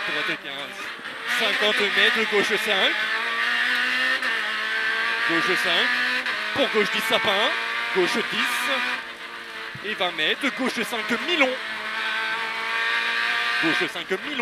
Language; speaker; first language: French; native; French